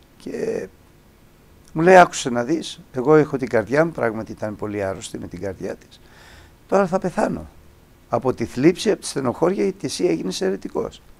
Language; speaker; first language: Greek; native; Greek